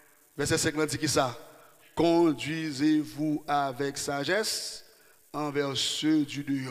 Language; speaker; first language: French; non-native, local second language; Haitian Creole